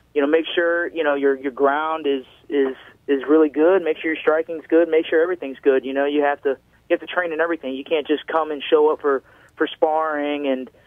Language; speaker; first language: English; native; English